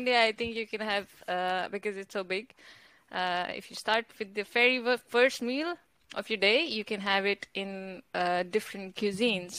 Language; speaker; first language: English; non-native, local second language; Hindi